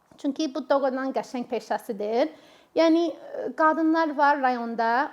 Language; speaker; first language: Azerbaijani; non-native, fluent; English